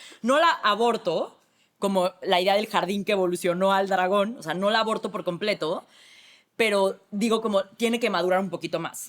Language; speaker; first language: Spanish; native; Spanish